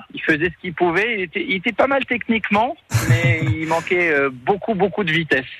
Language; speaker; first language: French; native; French